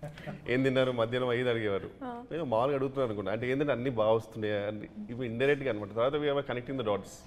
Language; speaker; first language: Telugu; native; Telugu